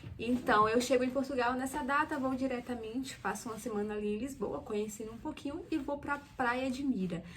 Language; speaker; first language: Portuguese; native; Portuguese